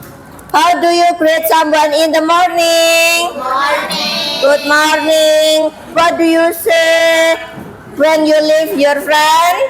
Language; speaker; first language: English; non-native, fluent; Indonesian